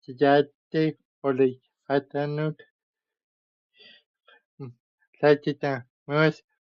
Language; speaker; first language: Finnish; non-native, learner; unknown